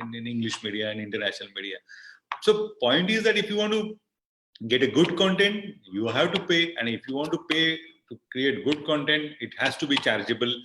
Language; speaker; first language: English; non-native, local second language; Marathi